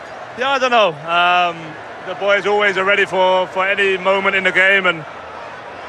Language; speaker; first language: English; native; English